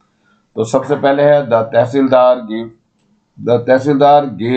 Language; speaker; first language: Hindi; native; Hindi